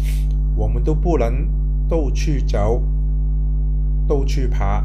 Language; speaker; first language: Chinese; non-native, local second language; Cantonese